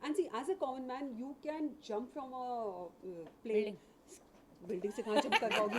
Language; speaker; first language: Hindi; native; Hindi